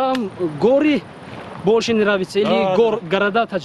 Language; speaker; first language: Russian; non-native, learner; Tajik